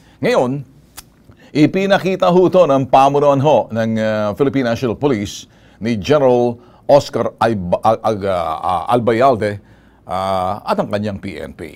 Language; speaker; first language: Filipino; native; Filipino